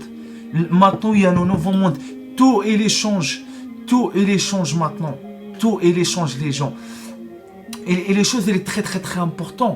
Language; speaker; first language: French; non-native, learner; Arabic